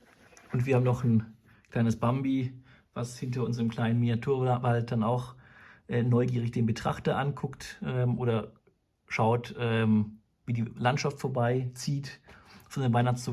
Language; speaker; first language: German; native; German